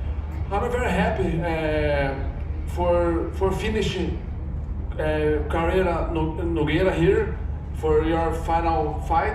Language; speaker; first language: English; non-native, learner; Portuguese